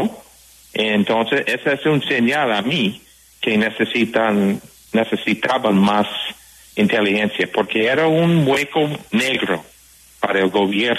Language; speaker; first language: Spanish; non-native, fluent; English